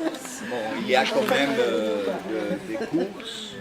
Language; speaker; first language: French; non-native, fluent; Portuguese